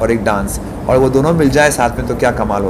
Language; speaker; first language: Hindi; native; Hindi